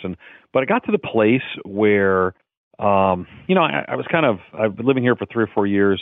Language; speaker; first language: English; native; English